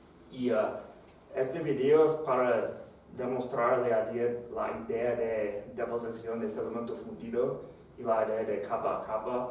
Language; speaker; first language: Spanish; non-native, fluent; English